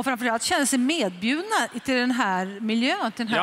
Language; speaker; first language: Swedish; native; Swedish